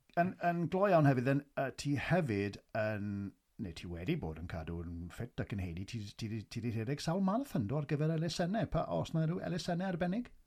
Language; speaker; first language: Welsh; native; Welsh